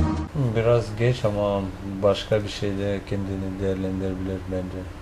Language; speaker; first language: Turkish; non-native, fluent; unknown